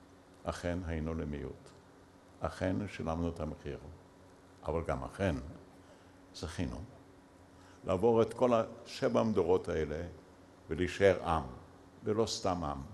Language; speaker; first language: Hebrew; early bilingual, other home language; Yiddish